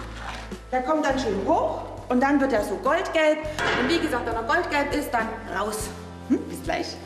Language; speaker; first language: German; native; German